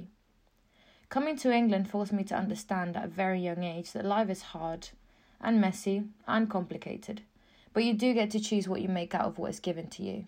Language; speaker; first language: English; non-native, fluent; Spanish